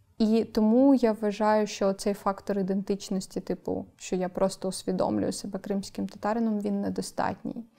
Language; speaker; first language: Ukrainian; non-native, local second language; Crimean Tatar